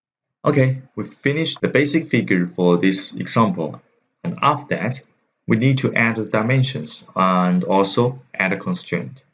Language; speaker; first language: English; non-native, fluent; Chinese